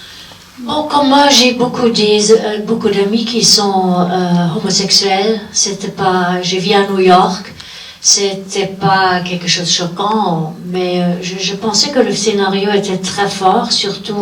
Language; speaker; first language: French; non-native, fluent; German